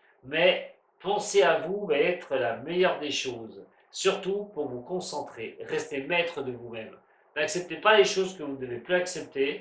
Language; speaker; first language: French; native; French